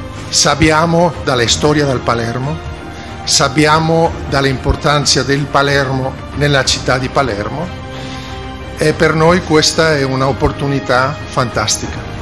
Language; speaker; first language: Italian; non-native, fluent; Spanish